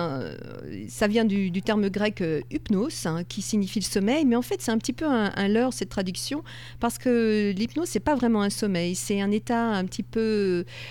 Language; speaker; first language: French; native; French